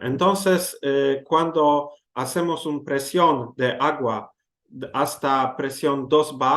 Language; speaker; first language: Spanish; non-native, learner; Polish